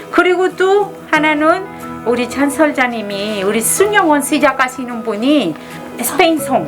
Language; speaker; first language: Korean; non-native, learner; Spanish